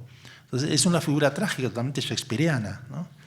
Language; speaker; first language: Spanish; native; Spanish